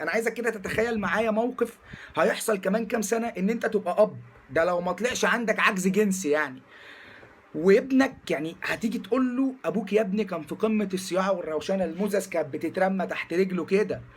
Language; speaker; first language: Arabic; native; Arabic